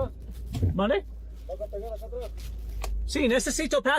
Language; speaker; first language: Spanish; non-native, learner; English